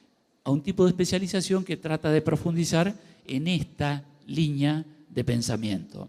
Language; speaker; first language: Spanish; native; Spanish